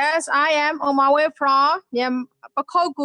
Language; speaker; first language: English; non-native, fluent; Burmese